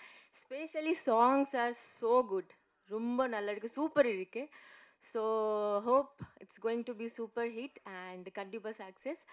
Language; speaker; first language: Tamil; non-native, learner; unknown